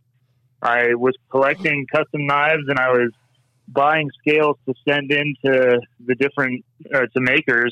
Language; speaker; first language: English; native; English